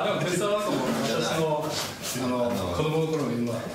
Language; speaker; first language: Japanese; non-native, fluent; German